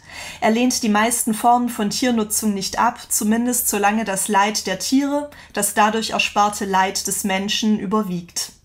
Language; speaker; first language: German; native; German